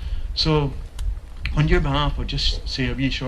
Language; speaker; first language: English; native; English